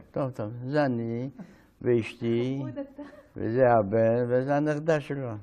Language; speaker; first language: Hebrew; non-native, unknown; Yiddish